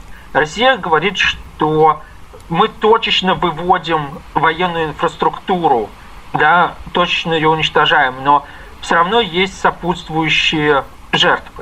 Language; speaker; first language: Russian; native; Russian